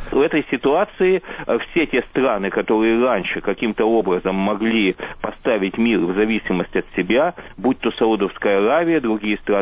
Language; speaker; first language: Russian; native; Russian